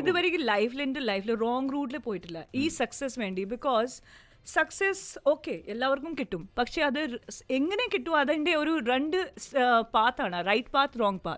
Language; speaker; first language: Malayalam; non-native, local second language; Hindi